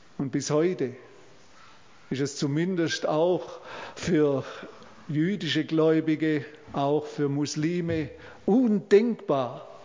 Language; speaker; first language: German; native; German